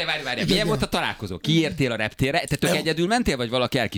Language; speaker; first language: Hungarian; native; Hungarian